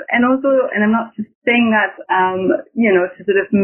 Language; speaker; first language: English; non-native, fluent; German